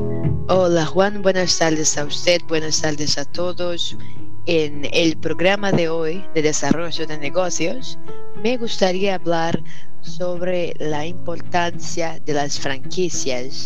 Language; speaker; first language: Spanish; non-native, fluent; Portuguese